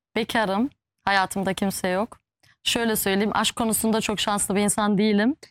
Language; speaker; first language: Turkish; early bilingual, heritage; Turkish